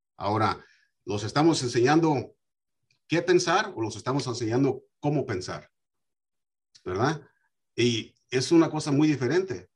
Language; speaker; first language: Spanish; early bilingual, heritage; Spanish